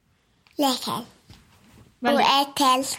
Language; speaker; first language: Swedish; early bilingual, other home language; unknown